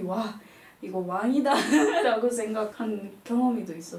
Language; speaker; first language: Korean; non-native, fluent; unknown